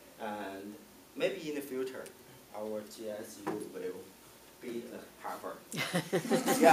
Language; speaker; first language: English; non-native, learner; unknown